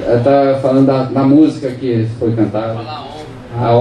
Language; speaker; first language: Portuguese; native; Portuguese